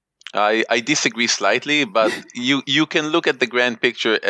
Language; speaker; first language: English; non-native, fluent; Hebrew